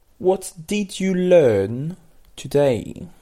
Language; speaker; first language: English; non-native, fluent; French